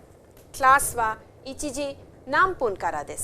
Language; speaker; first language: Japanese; non-native, fluent; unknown